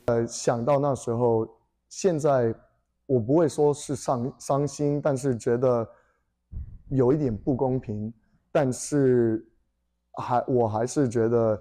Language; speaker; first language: Chinese; early bilingual, heritage; English